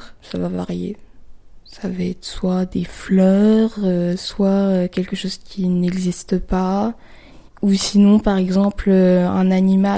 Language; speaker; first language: French; native; French